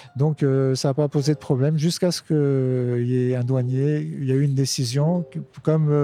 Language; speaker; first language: French; native; French